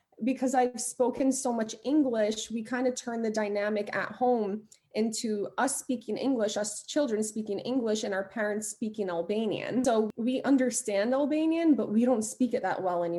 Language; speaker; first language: English; early bilingual, other home language; Albanian